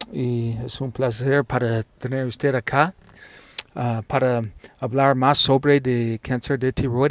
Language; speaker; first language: Spanish; non-native, learner; English